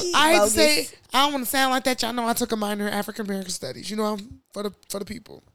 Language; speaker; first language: English; native; English